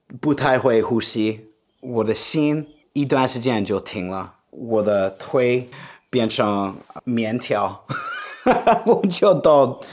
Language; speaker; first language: Chinese; non-native, fluent; English